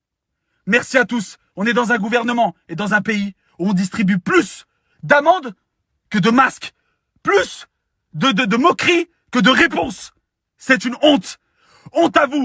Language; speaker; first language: French; native; French